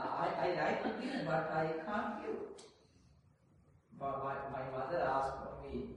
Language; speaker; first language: English; non-native, learner; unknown